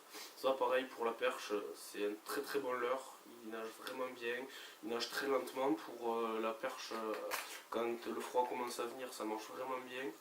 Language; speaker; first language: French; native; French